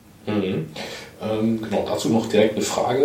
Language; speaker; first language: German; native; German